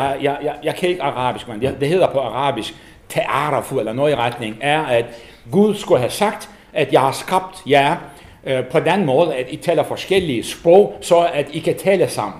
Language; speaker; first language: Danish; non-native, fluent; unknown